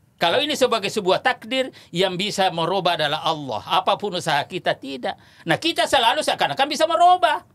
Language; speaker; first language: Indonesian; non-native, local second language; Buginese